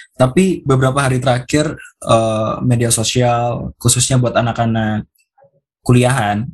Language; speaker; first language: Indonesian; native; Indonesian